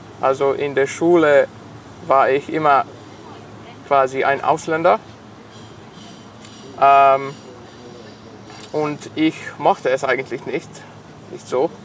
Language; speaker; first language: German; non-native, local second language; Serbian